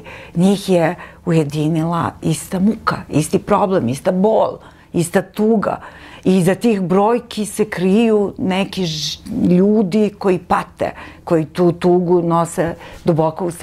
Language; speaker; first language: Serbian; native; Serbian